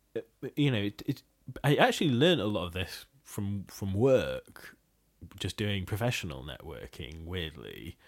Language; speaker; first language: English; early bilingual, other home language; Bangla